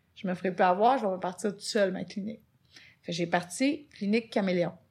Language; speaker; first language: French; native; French